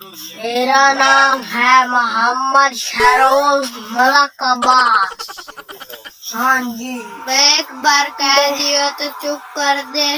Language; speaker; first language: Hindi; non-native, local second language; Punjabi